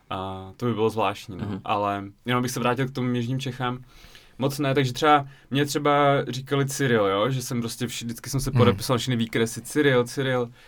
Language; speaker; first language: Czech; early bilingual, other home language; Russian